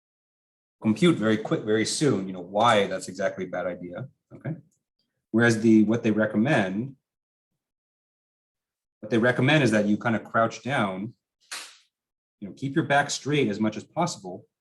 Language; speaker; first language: English; native; English